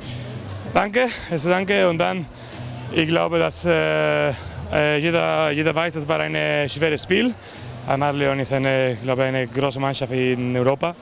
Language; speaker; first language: German; non-native, learner; Spanish